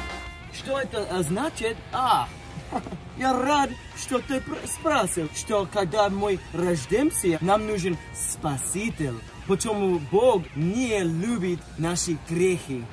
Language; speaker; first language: Russian; non-native, learner; English